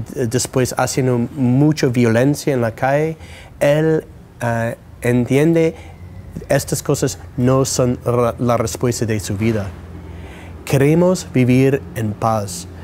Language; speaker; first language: Spanish; non-native, fluent; English